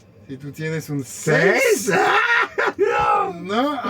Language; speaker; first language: Spanish; non-native, learner; French